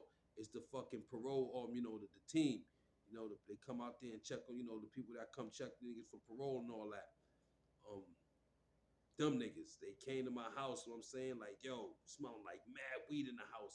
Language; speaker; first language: English; native; English